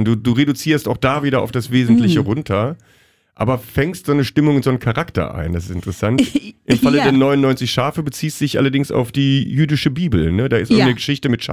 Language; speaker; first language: German; native; German